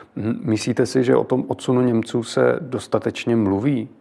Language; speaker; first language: Czech; native; Czech